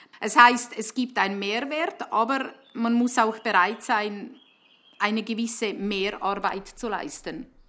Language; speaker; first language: German; native; German